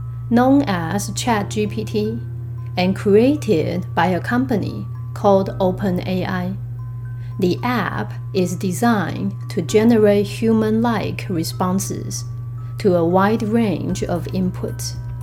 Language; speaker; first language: English; non-native, fluent; Chinese